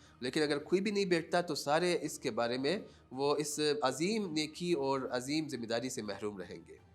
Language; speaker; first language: Urdu; non-native, local second language; Pashto